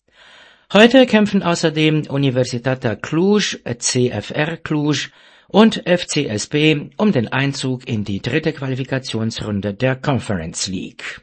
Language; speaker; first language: German; native; German